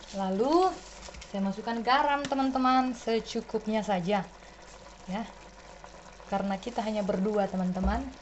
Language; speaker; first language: Indonesian; native; Indonesian